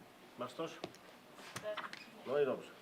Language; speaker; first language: Polish; native; Polish